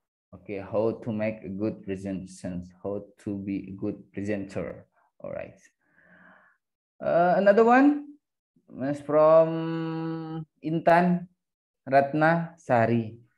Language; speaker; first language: English; non-native, fluent; Indonesian